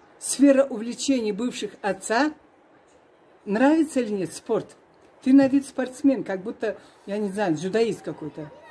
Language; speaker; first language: Russian; non-native, local second language; Karachay-Balkar